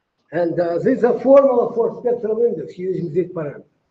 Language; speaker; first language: English; non-native, fluent; Russian